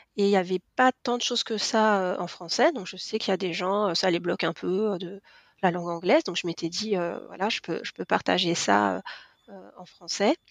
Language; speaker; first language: French; native; French